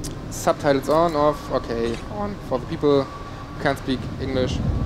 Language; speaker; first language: English; non-native, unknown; German